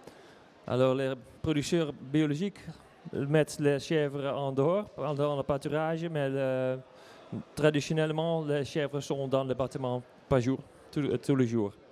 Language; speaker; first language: French; non-native, learner; Dutch